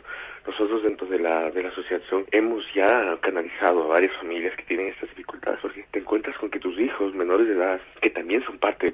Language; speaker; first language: Spanish; native; Spanish